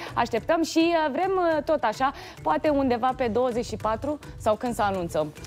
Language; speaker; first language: Romanian; native; Romanian